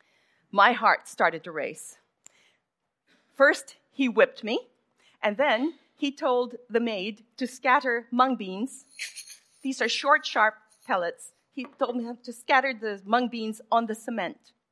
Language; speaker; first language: English; non-native, local second language; Filipino